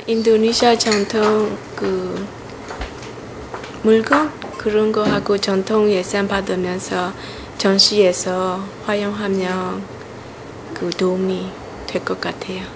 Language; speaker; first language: Korean; non-native, learner; Burmese